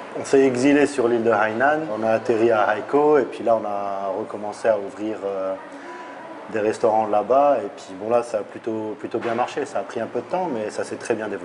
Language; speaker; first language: French; early bilingual, other home language; Arabic